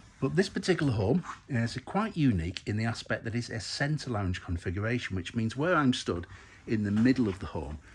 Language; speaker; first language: English; native; English